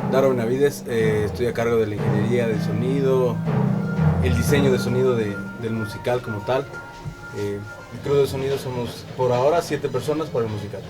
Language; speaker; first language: Spanish; native; Spanish